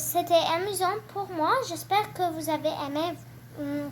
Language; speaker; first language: French; non-native, learner; English